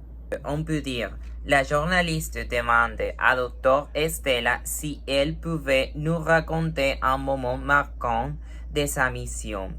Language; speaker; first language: French; non-native, learner; Spanish